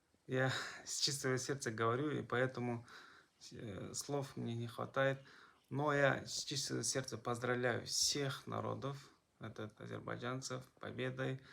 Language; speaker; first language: Russian; non-native, local second language; Kazakh